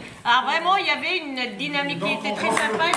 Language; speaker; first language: French; native; French